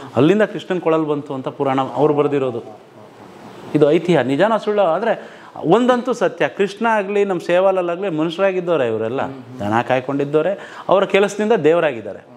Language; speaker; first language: Kannada; non-native, local second language; Lambadi